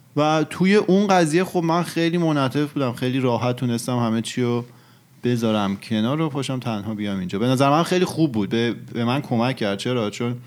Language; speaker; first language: Persian; native; Persian